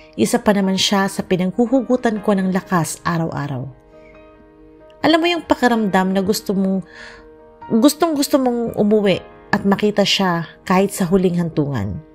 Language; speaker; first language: Filipino; non-native, local second language; Bikol